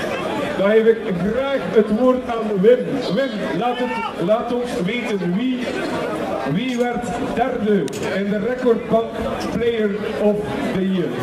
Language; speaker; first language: Dutch; native; Dutch